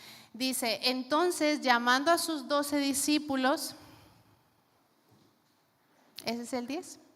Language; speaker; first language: Spanish; native; Spanish